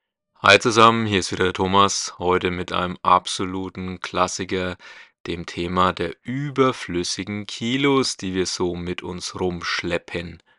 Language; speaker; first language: German; native; German